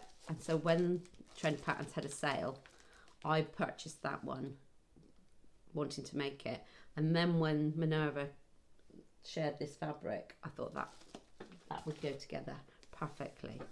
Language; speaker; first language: English; native; English